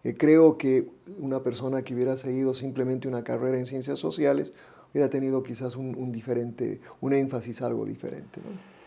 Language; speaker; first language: Spanish; native; Spanish